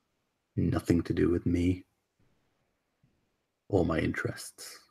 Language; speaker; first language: English; native; English